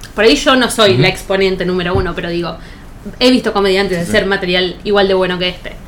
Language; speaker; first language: Spanish; native; Spanish